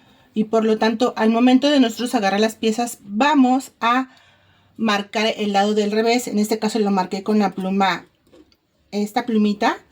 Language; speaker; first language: Spanish; native; Spanish